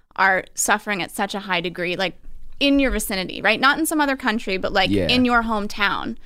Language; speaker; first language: English; native; English